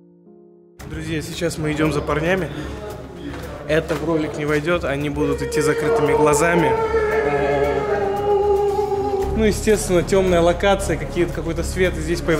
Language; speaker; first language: Russian; native; Russian